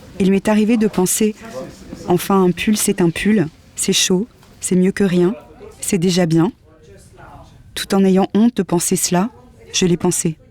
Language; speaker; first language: French; native; French